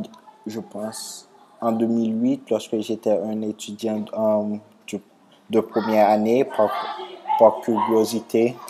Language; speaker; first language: French; non-native, local second language; Haitian Creole